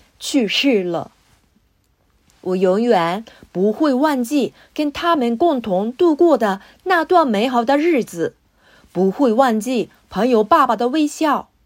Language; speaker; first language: Chinese; non-native, fluent; Japanese